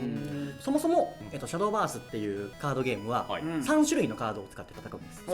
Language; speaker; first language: Japanese; native; Japanese